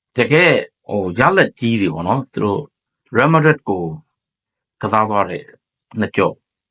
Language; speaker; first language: Burmese; native; Burmese